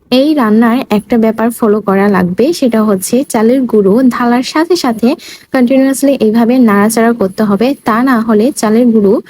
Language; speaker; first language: Bangla; native; Bangla